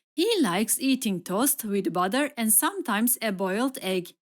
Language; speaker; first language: English; non-native, fluent; Turkish